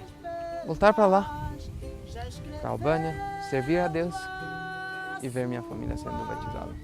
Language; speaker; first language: Portuguese; non-native, fluent; Albanian